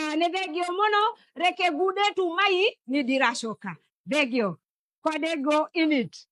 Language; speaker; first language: Kikuyu; non-native, local second language; Luyia